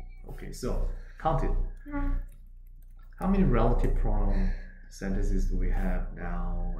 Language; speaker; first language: English; non-native, fluent; Korean